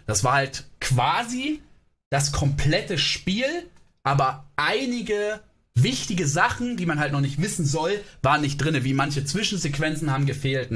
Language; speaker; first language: German; native; German